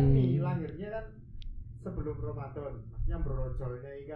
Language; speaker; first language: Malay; non-native, local second language; Javanese